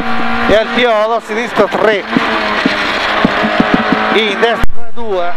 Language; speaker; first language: Italian; native; Italian